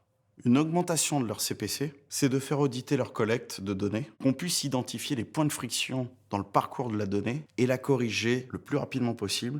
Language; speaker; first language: French; native; French